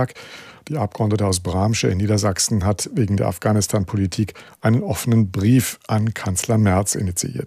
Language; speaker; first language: German; native; German